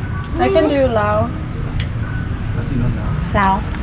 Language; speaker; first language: English; non-native, fluent; Finnish